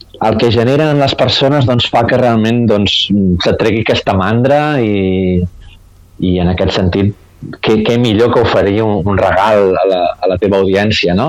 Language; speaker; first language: Catalan; native; Catalan